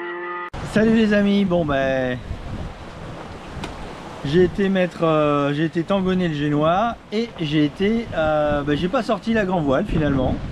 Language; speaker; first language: French; native; French